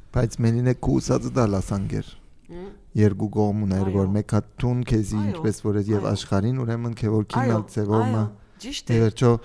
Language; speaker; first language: Armenian; early bilingual, heritage; Armenian